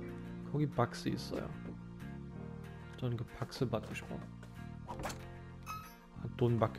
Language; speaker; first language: Korean; non-native, fluent; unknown